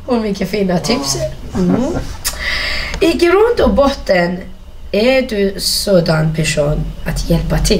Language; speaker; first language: Swedish; non-native, fluent; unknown